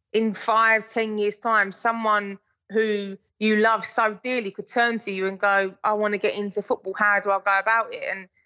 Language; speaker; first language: English; native; English